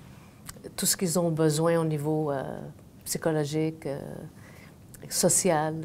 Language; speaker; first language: French; native; French